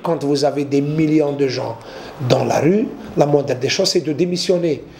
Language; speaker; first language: French; non-native, local second language; Arabic